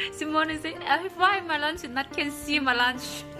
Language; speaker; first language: English; non-native, learner; Chinese